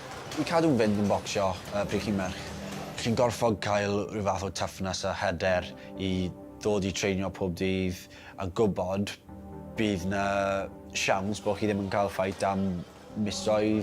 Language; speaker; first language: Welsh; non-native, local second language; English